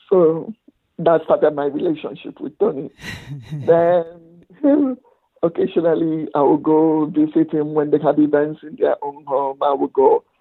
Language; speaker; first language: English; non-native, local second language; Igbo